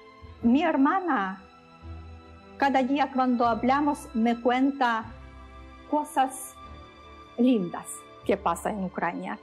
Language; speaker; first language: Spanish; non-native, learner; Ukrainian